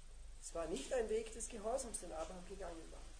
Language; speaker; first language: German; native; German